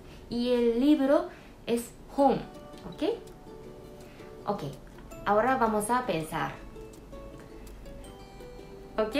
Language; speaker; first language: Spanish; non-native, fluent; Japanese